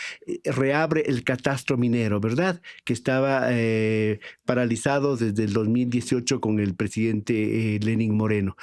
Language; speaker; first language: Spanish; native; Spanish